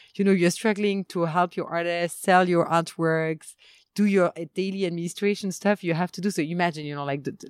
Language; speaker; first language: English; non-native, fluent; French